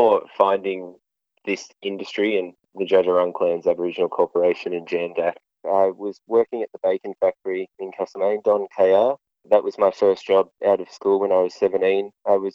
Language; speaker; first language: English; native; English